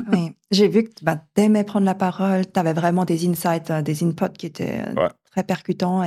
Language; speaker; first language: French; native; French